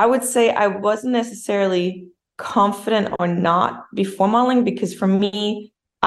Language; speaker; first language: English; non-native, fluent; Danish